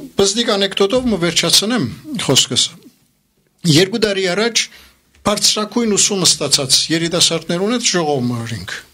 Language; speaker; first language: Armenian; early bilingual, heritage; Armenian